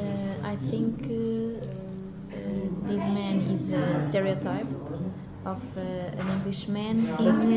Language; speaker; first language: English; non-native, learner; Portuguese